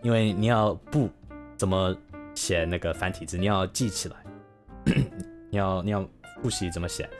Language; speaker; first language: Chinese; non-native, learner; English